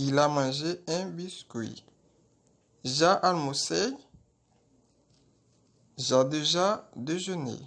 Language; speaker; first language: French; non-native, local second language; Haitian Creole